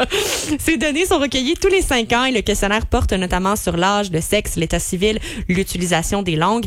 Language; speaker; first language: French; native; French